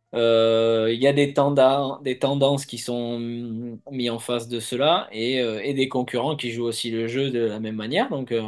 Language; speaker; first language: French; native; French